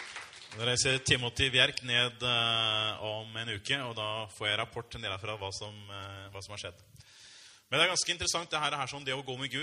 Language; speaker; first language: Norwegian; native; Norwegian